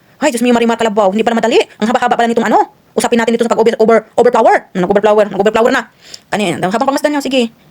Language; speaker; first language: Filipino; non-native, local second language; Cebuano